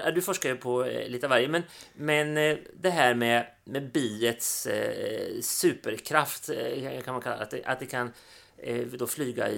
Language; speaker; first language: Swedish; native; Swedish